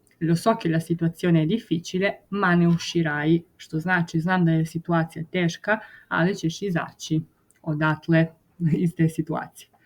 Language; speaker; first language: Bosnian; non-native, fluent; Italian